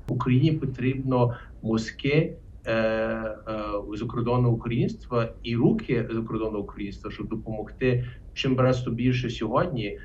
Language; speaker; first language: Ukrainian; early bilingual, heritage; Ukrainian